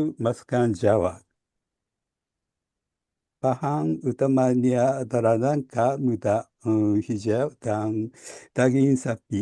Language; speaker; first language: Indonesian; non-native, learner; Japanese